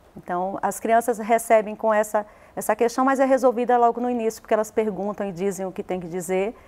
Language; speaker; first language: Portuguese; native; Portuguese